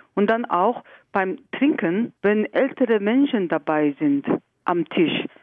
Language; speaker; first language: German; non-native, fluent; Korean